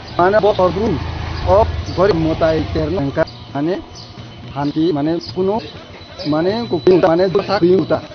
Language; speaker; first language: Bangla; non-native, local second language; Kok Borok